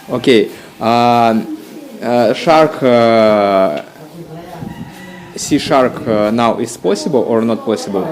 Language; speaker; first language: English; non-native, learner; Russian